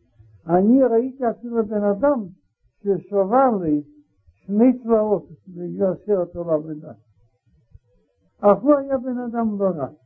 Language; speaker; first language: Hebrew; non-native, learner; Russian